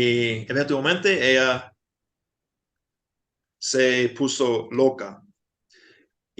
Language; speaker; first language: Spanish; non-native, fluent; English